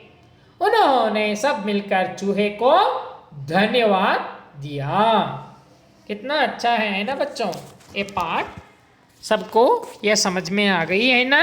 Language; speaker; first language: Hindi; non-native, local second language; Kannada